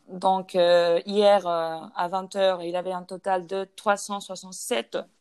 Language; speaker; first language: French; non-native, fluent; Spanish